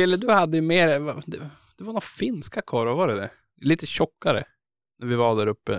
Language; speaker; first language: Swedish; native; Swedish